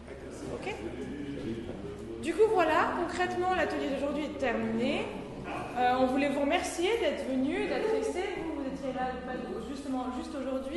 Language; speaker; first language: French; native; French